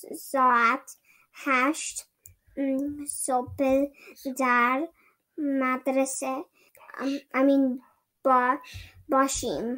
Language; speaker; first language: Persian; early bilingual, heritage; Persian